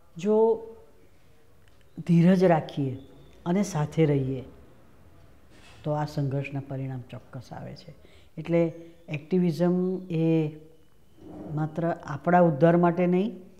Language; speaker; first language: Gujarati; native; Gujarati